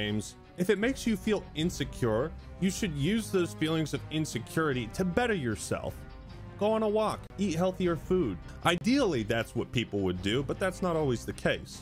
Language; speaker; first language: English; native; English